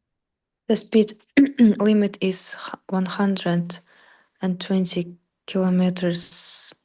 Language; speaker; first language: English; non-native, learner; Russian